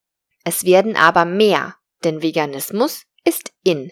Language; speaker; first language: German; non-native, fluent; Spanish